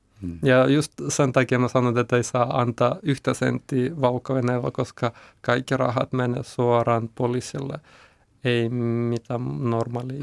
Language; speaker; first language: Finnish; non-native, learner; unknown